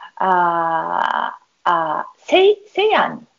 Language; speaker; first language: Italian; non-native, learner; Japanese